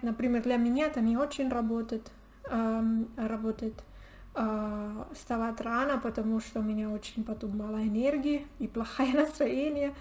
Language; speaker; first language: Russian; non-native, learner; Spanish